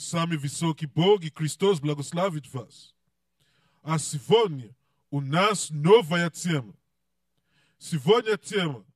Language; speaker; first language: Russian; non-native, learner; English